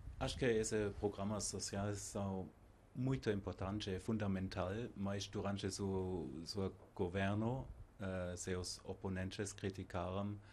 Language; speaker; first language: Portuguese; non-native, fluent; German